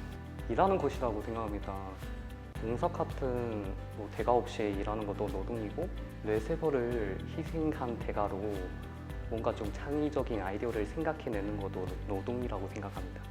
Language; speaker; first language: Korean; non-native, fluent; Chinese